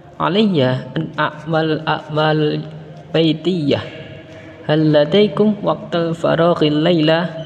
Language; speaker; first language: Arabic; non-native, learner; Indonesian